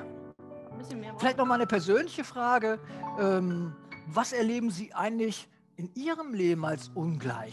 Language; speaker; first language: German; native; German